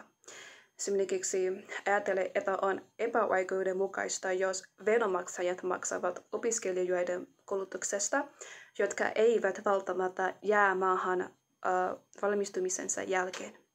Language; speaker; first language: Finnish; non-native, fluent; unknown